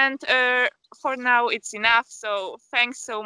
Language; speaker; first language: English; non-native, fluent; Polish